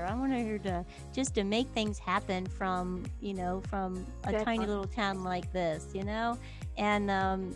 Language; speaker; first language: English; native; English